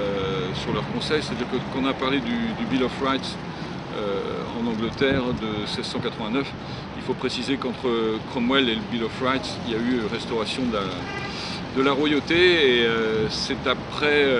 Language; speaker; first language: French; native; French